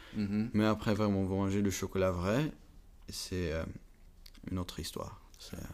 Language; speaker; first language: French; non-native, learner; Dutch